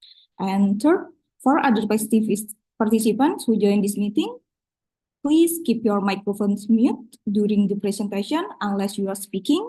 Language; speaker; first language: English; non-native, local second language; Indonesian